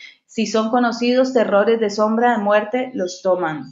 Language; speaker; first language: Spanish; native; Spanish